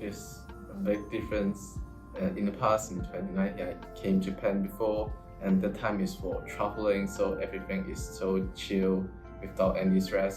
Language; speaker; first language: English; non-native, local second language; Cantonese